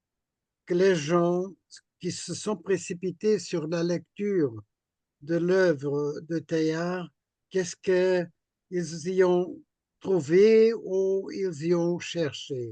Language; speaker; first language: French; non-native, fluent; Portuguese